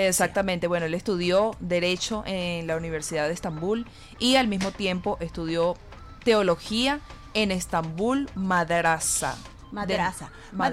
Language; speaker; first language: Spanish; native; Spanish